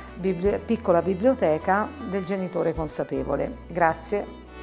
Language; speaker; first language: Italian; non-native, fluent; Arabic